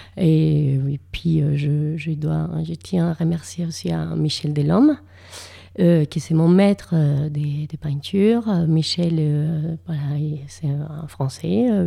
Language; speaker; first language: French; non-native, fluent; Spanish